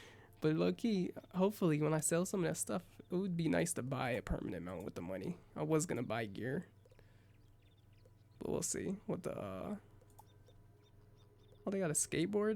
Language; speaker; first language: English; native; English